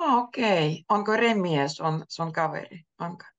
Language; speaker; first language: Finnish; native; Finnish